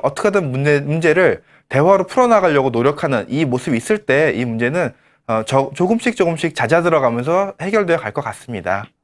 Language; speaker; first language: Korean; native; Korean